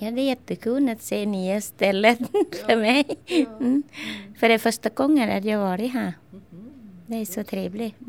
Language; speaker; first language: Swedish; non-native, learner; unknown